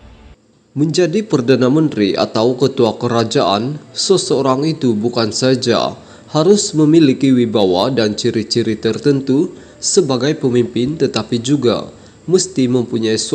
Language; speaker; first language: Malay; native; Malay